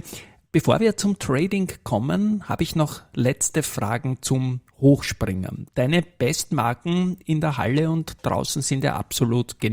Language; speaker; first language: German; native; German